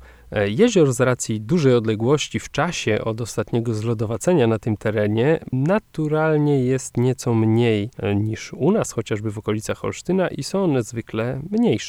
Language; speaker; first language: Polish; native; Polish